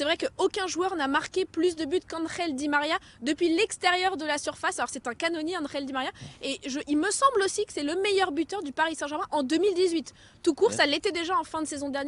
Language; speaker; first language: French; native; French